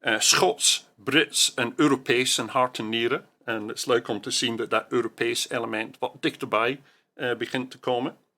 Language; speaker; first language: Dutch; non-native, fluent; English